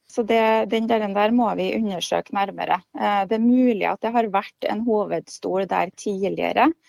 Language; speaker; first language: Norwegian; native; Norwegian